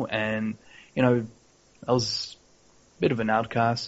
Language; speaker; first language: English; native; English